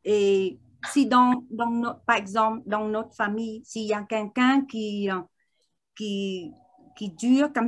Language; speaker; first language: French; non-native, learner; Vietnamese